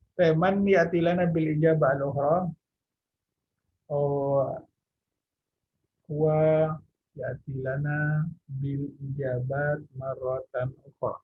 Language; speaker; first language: Arabic; non-native, fluent; Indonesian